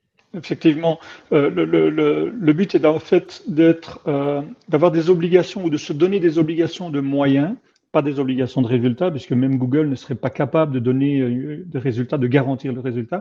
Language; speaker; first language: French; native; French